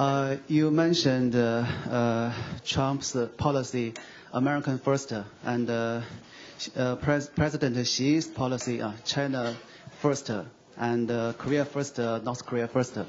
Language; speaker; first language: English; non-native, fluent; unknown